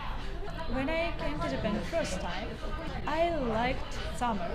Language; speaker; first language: English; non-native, learner; Russian